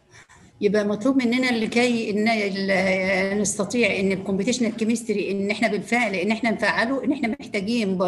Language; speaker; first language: Arabic; native; Arabic